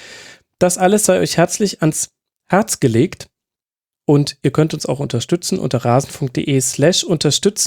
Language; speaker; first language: German; native; German